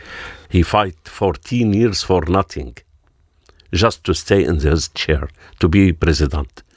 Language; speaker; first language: English; non-native, learner; Arabic